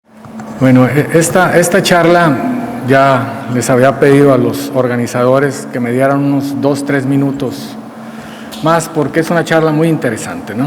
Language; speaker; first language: Spanish; native; Spanish